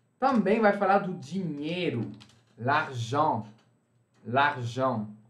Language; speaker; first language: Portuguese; non-native, fluent; French